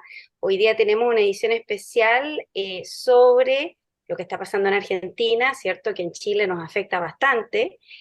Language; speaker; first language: Spanish; native; Spanish